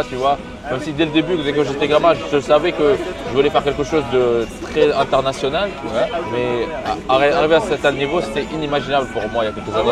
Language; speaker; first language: French; native; French